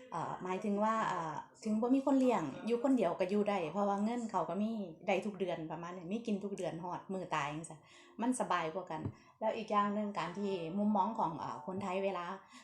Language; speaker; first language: Thai; non-native, local second language; Northeastern Thai